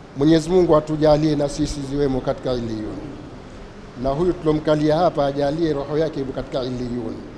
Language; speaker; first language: Swahili; native; Swahili